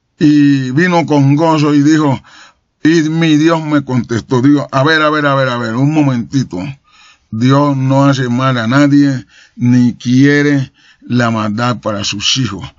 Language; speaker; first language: Spanish; native; Spanish